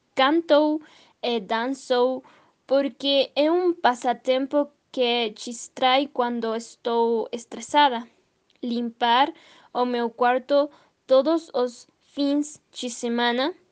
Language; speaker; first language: Portuguese; non-native, learner; Spanish